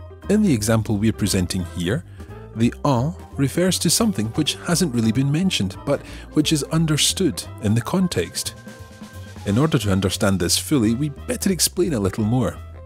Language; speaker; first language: English; native; English